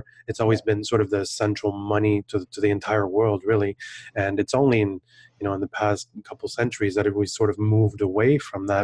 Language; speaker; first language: English; non-native, fluent; French